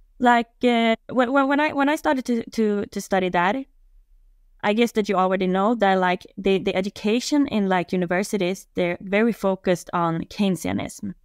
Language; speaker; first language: English; non-native, fluent; Swedish